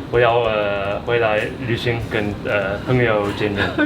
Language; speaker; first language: Chinese; non-native, learner; English